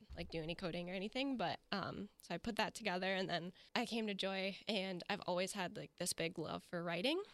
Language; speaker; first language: English; native; English